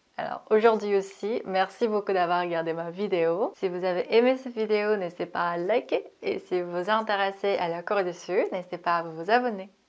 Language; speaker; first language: French; non-native, fluent; Korean